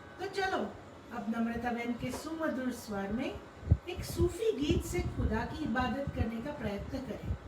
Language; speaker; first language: Hindi; non-native, local second language; Gujarati